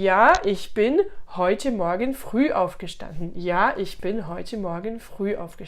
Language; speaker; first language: German; non-native, fluent; French